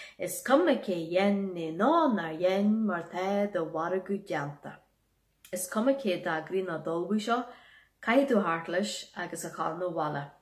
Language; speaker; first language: Irish; native; Irish